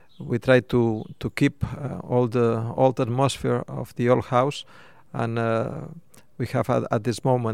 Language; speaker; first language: English; non-native, fluent; Spanish